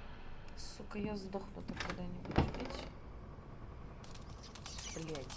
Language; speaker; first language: Russian; native; Russian